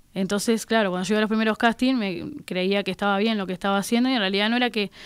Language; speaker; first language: Spanish; native; Spanish